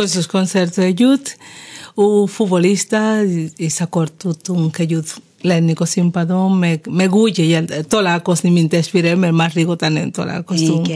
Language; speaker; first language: Hungarian; non-native, fluent; Spanish